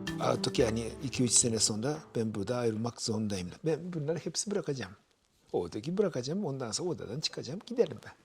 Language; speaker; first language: Turkish; non-native, fluent; Japanese